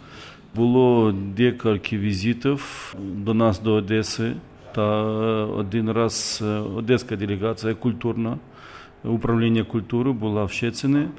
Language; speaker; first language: Ukrainian; non-native, local second language; Russian